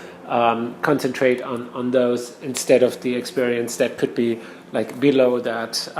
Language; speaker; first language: English; non-native, fluent; German